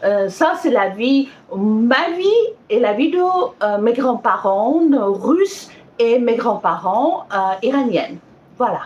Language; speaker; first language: French; non-native, fluent; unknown